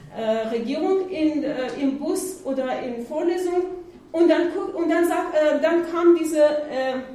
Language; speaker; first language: German; non-native, learner; Persian